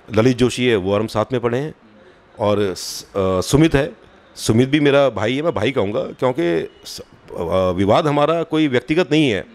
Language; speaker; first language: Hindi; native; Hindi